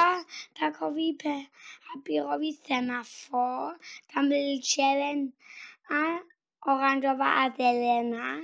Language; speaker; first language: Czech; early bilingual, heritage; Czech